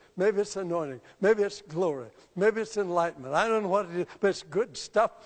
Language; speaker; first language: English; native; English